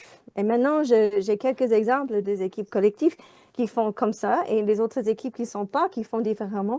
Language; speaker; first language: French; non-native, fluent; English